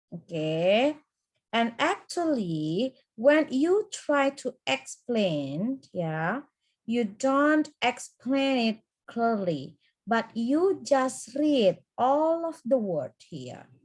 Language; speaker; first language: English; non-native, fluent; Indonesian